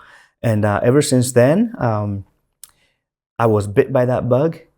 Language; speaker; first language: English; native; English